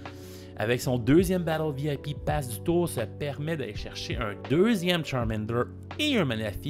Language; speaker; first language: French; native; French